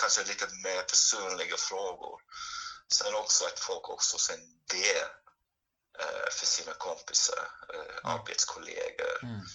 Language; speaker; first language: Swedish; non-native, fluent; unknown